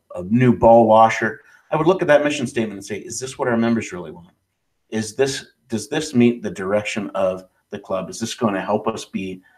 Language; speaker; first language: English; native; English